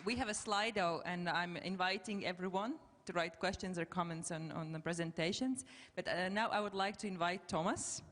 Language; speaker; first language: English; non-native, fluent; Latvian